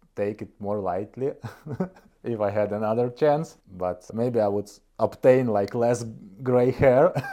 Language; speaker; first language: English; non-native, fluent; Estonian